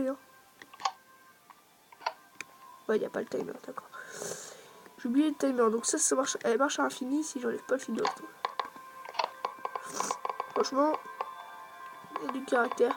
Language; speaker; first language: French; native; French